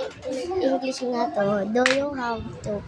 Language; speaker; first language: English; non-native, learner; Cebuano